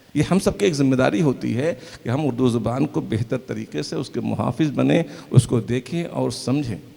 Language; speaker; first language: Urdu; native; Urdu